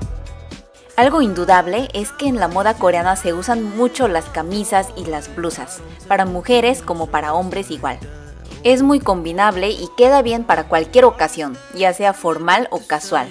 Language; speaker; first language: Spanish; non-native, fluent; Korean